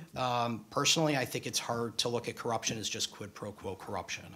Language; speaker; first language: English; native; English